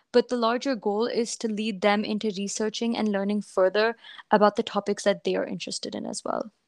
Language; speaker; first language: English; non-native, local second language; Hindi